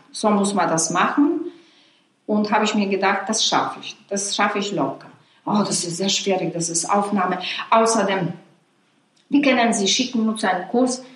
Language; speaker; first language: German; non-native, fluent; Polish